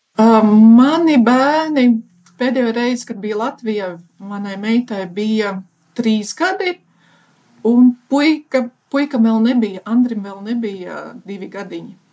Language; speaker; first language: Latvian; native; Latvian